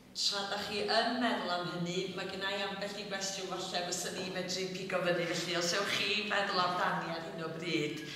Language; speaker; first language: Welsh; native; Welsh